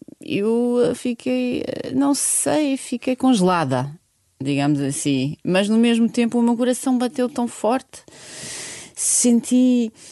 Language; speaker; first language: Portuguese; non-native, fluent; Bosnian